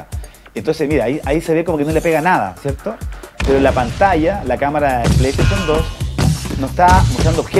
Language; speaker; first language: Spanish; native; Spanish